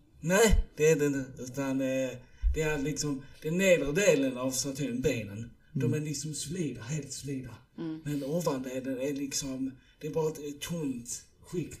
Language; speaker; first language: Swedish; early bilingual, other home language; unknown